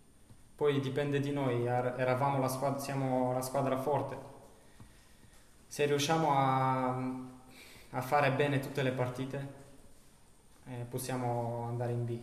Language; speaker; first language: Italian; non-native, learner; Bulgarian